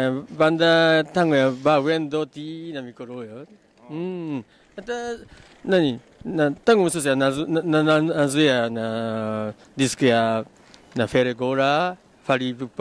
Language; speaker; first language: Lingala; non-native, fluent; Japanese